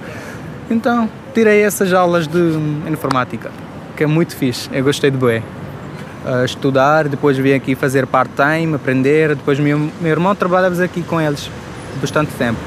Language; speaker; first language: Portuguese; non-native, fluent; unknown